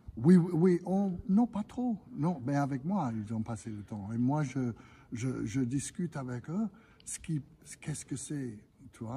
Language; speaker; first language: French; non-native, fluent; English